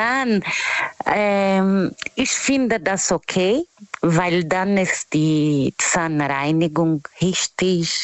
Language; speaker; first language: German; non-native, fluent; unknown